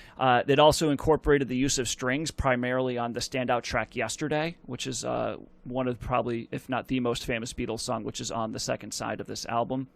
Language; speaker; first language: English; native; English